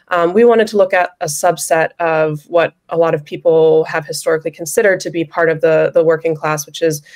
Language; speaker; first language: English; native; English